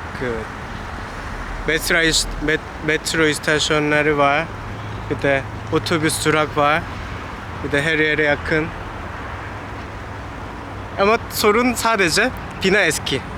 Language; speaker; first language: Turkish; non-native, learner; Korean